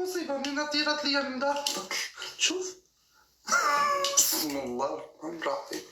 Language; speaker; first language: Arabic; native; Arabic